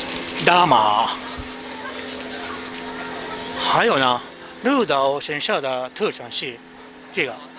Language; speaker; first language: Chinese; non-native, learner; Japanese